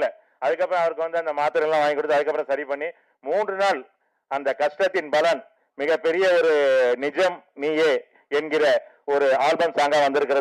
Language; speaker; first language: Tamil; native; Tamil